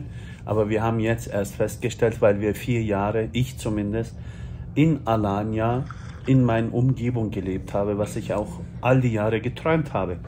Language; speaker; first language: German; early bilingual, other home language; Turkish